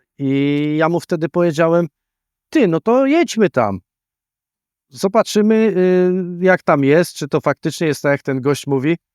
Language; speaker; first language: Polish; native; Polish